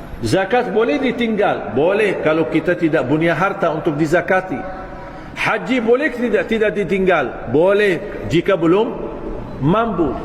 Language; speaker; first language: Malay; non-native, fluent; Arabic